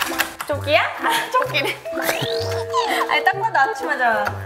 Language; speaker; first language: Korean; non-native, fluent; Japanese